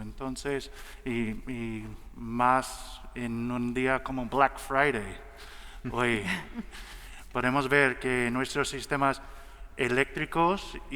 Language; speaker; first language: Spanish; non-native, learner; English